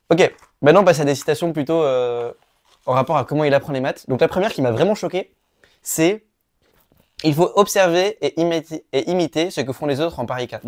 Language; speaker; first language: French; native; French